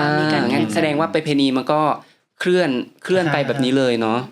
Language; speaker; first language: Thai; native; Thai